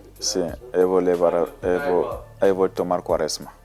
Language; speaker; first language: Portuguese; non-native, learner; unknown